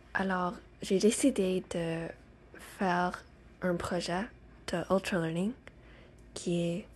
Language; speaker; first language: French; non-native, learner; English